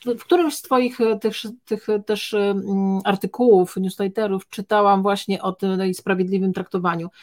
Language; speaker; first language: Polish; native; Polish